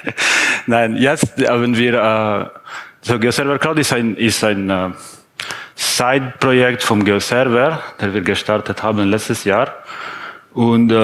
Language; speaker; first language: German; non-native, fluent; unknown